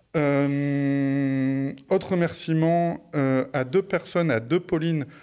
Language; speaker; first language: French; native; French